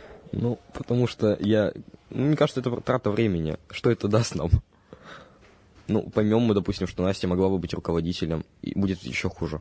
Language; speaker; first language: Russian; native; Russian